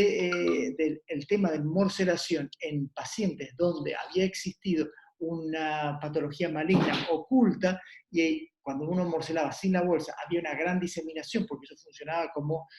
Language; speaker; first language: Spanish; native; Spanish